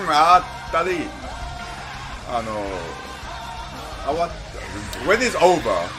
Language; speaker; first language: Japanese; non-native, learner; English